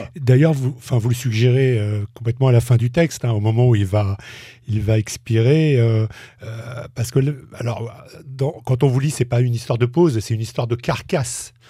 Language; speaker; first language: French; native; French